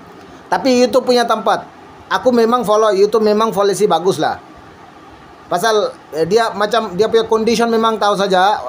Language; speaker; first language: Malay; non-native, learner; Bangla